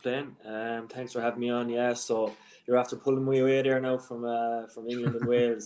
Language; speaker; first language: English; native; English